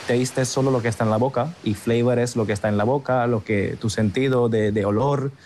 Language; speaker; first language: Spanish; non-native, fluent; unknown